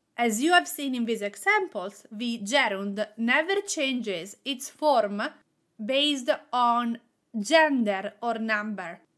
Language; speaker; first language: English; non-native, fluent; Italian